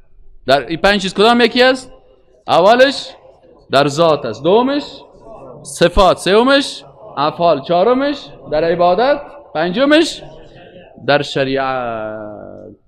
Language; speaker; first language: Persian; native; Persian